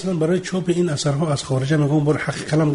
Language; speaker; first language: Tajik; native; Tajik